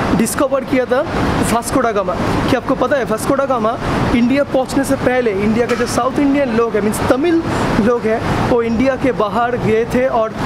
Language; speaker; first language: Hindi; non-native, local second language; Bangla